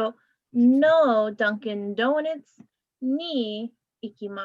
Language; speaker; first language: Japanese; non-native, fluent; English